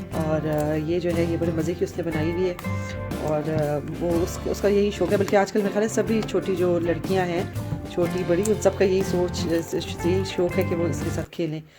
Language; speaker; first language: Urdu; native; Urdu